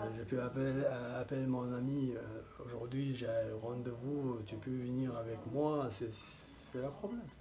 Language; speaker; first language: French; non-native, learner; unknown